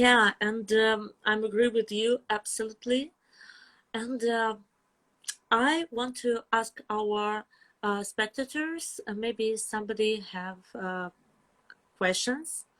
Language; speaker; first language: English; non-native, fluent; Russian